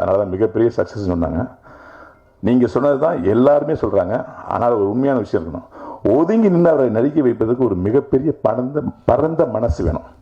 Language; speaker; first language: Tamil; native; Tamil